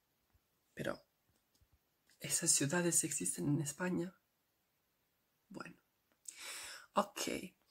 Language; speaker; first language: Spanish; non-native, learner; Bosnian